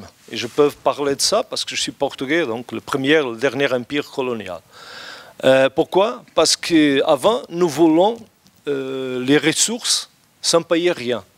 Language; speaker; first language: French; non-native, fluent; Portuguese